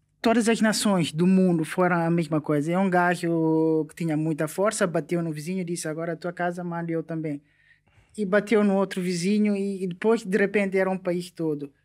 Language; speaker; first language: Portuguese; non-native, local second language; Upper Guinea Crioulo